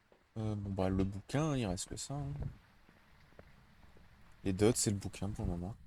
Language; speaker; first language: French; native; French